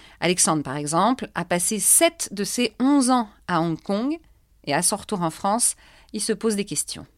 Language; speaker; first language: French; native; French